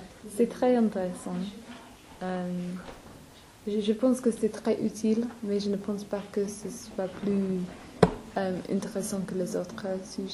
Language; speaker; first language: French; non-native, learner; English